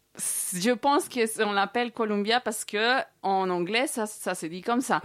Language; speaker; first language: French; non-native, fluent; Spanish